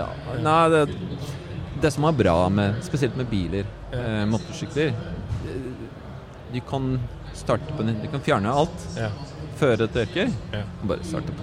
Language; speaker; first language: Norwegian; non-native, fluent; Polish